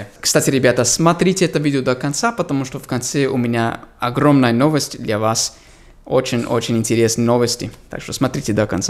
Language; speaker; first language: Russian; non-native, fluent; English